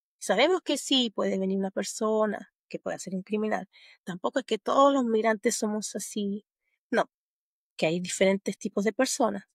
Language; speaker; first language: Spanish; native; Spanish